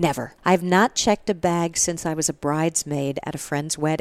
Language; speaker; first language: English; native; English